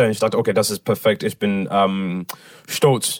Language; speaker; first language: German; non-native, learner; English